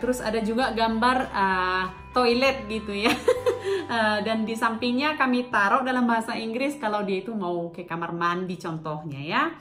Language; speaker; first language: Indonesian; non-native, local second language; Batak Toba